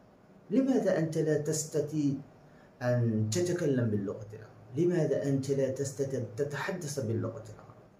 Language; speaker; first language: Arabic; non-native, fluent; Bangla